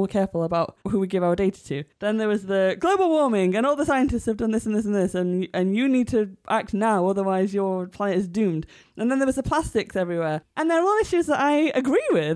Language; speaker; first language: English; native; English